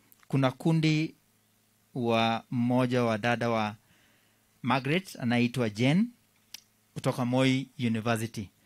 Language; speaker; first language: Swahili; non-native, local second language; Kalenjin